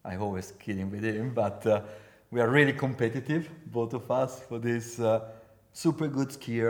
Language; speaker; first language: English; non-native, fluent; Italian